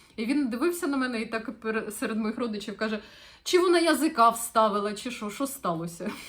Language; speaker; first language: Ukrainian; non-native, local second language; Russian